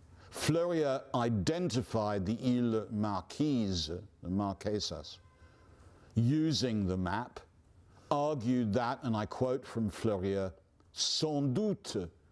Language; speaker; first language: English; native; English